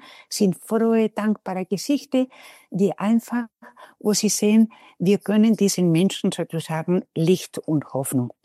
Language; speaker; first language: German; non-native, fluent; Spanish